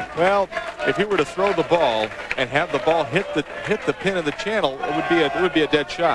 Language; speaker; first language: English; native; English